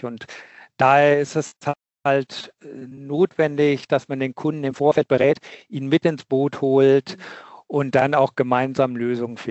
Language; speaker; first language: German; native; German